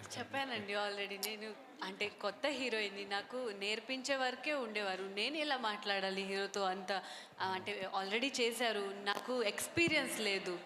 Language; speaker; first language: Telugu; non-native, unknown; Marathi